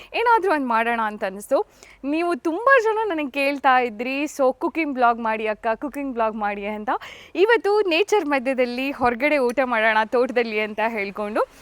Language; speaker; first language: Kannada; native; Kannada